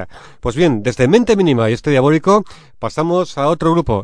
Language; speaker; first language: Spanish; native; Spanish